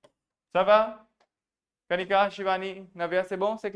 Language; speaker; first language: French; non-native, fluent; Hindi